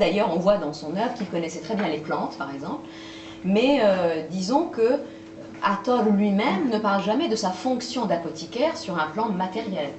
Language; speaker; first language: French; native; French